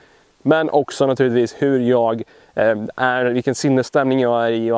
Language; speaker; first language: Swedish; native; Swedish